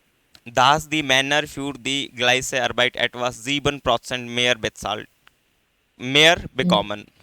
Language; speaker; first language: German; non-native, fluent; Hindi